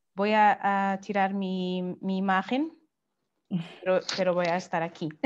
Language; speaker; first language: Spanish; non-native, fluent; Portuguese